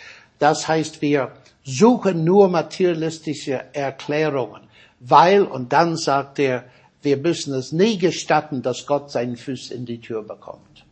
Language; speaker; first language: German; non-native, fluent; English